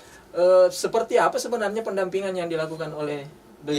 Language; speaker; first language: Indonesian; native; Indonesian